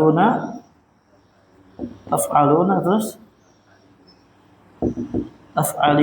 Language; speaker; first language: Arabic; non-native, fluent; Indonesian